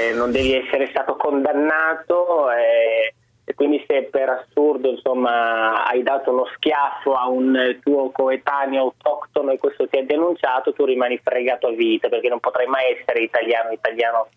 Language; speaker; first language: Italian; early bilingual, other home language; Arabic